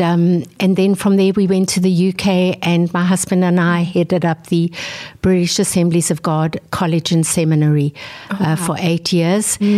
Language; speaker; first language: English; native; English